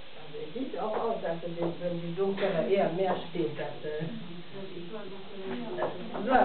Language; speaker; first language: German; non-native, fluent; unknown